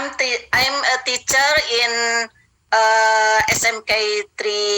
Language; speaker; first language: English; non-native, learner; Indonesian